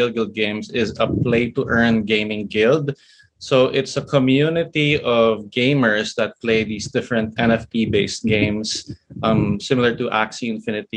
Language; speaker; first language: English; non-native, local second language; Filipino